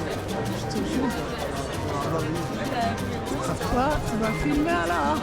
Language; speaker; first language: French; non-native, local second language; Kinyarwanda